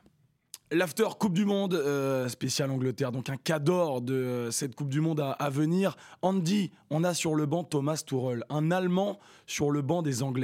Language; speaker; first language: French; native; French